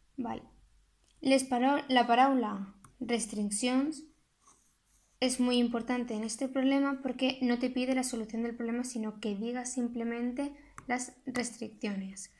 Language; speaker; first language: Spanish; non-native, local second language; Catalan